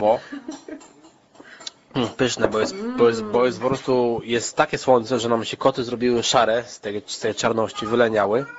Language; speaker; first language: Polish; native; Polish